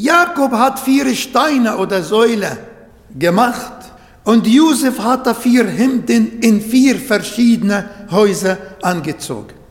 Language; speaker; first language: German; non-native, fluent; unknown